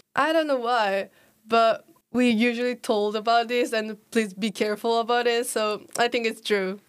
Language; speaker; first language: English; non-native, learner; Japanese